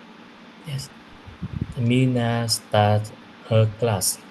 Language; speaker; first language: English; non-native, learner; Vietnamese